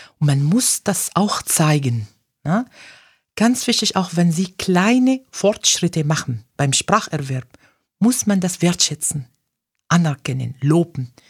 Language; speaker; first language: German; non-native, fluent; Arabic